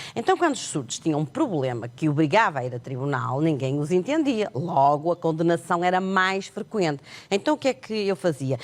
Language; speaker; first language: Portuguese; non-native, local second language; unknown